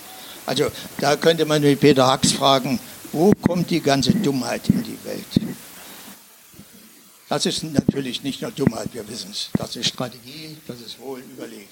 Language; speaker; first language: German; native; German